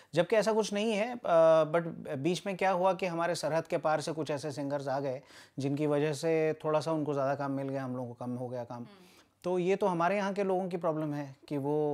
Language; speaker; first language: Hindi; native; Hindi